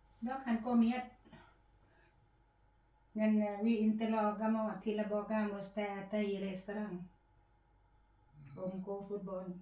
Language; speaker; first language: Swedish; non-native, local second language; Thai